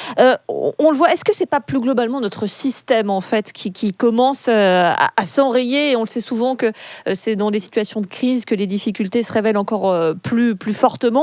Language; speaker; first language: French; native; French